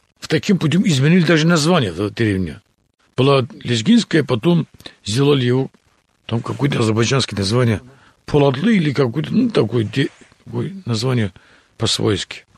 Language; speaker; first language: Russian; non-native, local second language; Talysh